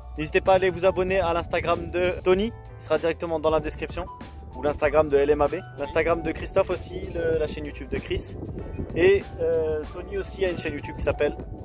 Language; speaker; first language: French; native; French